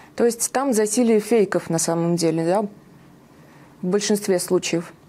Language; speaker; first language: Russian; native; Russian